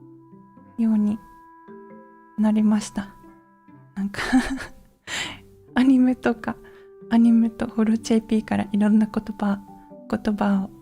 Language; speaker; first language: Japanese; non-native, learner; English